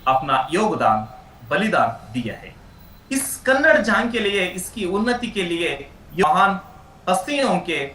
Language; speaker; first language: Hindi; non-native, local second language; Kannada